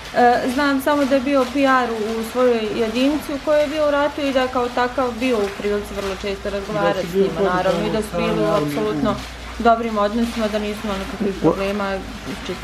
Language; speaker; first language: Bosnian; native; Bosnian